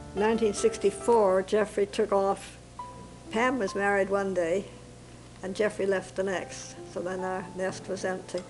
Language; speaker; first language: English; native; English